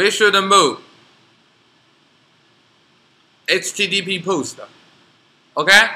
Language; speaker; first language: English; non-native, learner; Chinese